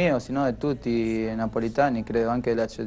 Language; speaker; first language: Italian; non-native, fluent; Spanish